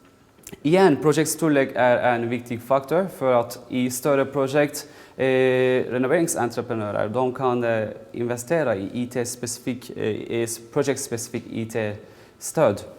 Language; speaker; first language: Swedish; non-native, fluent; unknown